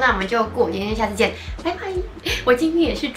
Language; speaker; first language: Chinese; native; Chinese